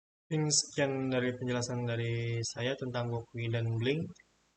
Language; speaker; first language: Indonesian; native; Indonesian